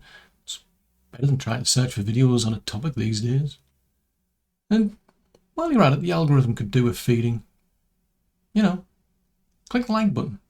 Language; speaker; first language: English; native; English